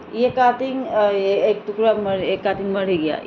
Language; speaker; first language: Hindi; non-native, local second language; Assamese